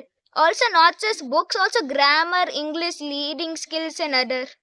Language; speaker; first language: English; non-native, local second language; Hindi